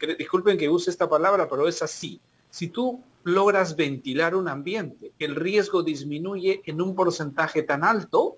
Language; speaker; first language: Spanish; native; Spanish